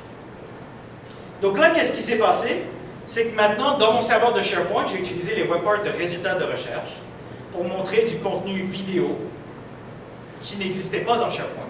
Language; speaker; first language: French; native; French